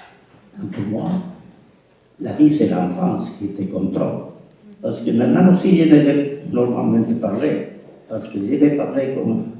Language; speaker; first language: French; non-native, fluent; Spanish